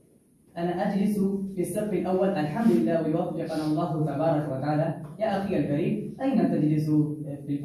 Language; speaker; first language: Arabic; non-native, learner; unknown